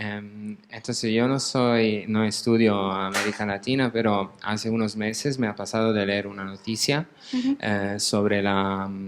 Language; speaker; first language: Spanish; non-native, fluent; Italian